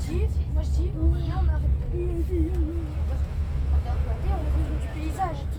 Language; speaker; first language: French; native; French